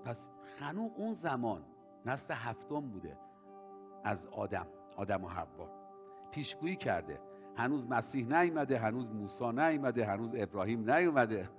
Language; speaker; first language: Persian; native; Persian